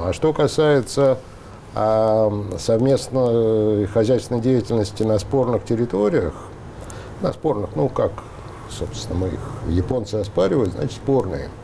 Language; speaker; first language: Russian; native; Russian